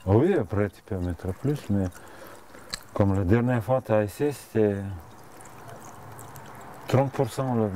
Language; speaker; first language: French; non-native, fluent; Bulgarian